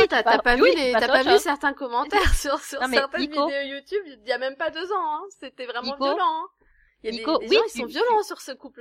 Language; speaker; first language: French; native; French